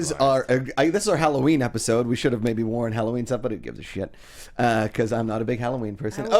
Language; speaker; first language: English; native; English